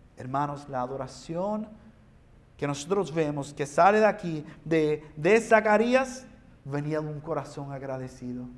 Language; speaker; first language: Spanish; early bilingual, heritage; Spanish